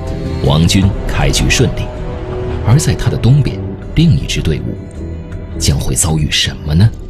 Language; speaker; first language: Chinese; native; Chinese